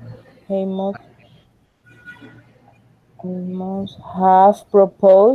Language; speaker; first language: English; non-native, learner; Spanish